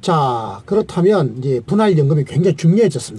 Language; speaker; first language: Korean; native; Korean